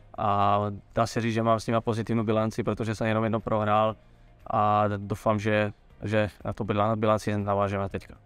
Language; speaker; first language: Czech; non-native, fluent; Serbian